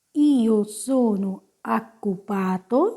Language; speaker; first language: Italian; non-native, fluent; Punjabi